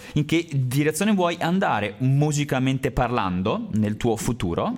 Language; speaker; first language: Italian; native; Italian